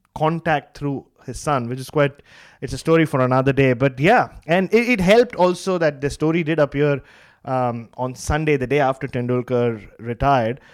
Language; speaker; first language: English; non-native, local second language; Tamil